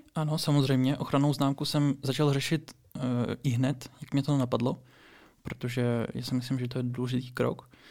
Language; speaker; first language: Czech; early bilingual, other home language; Russian